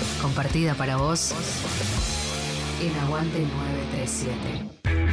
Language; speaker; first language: Spanish; native; Spanish